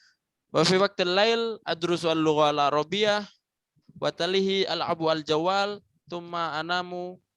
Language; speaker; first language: Arabic; non-native, fluent; Indonesian